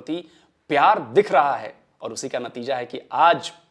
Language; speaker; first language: Hindi; native; Hindi